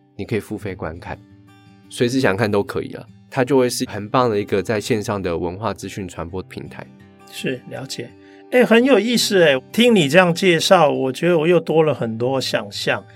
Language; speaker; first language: Chinese; native; Chinese